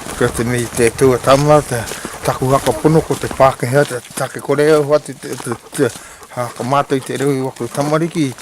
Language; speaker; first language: Māori; native; Māori